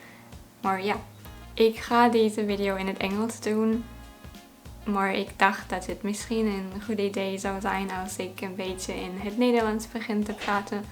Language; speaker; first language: Dutch; non-native, learner; German